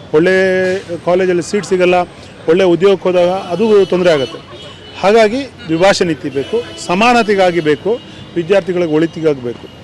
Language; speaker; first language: Kannada; native; Kannada